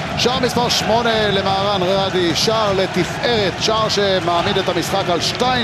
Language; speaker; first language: Hebrew; native; Hebrew